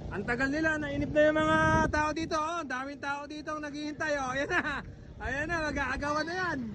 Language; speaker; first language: Filipino; native; Filipino